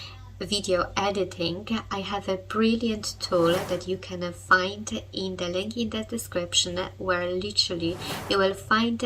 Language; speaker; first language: English; non-native, fluent; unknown